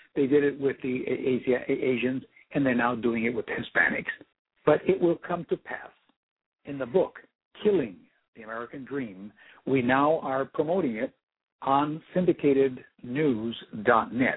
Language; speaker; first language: English; early bilingual, other home language; Spanish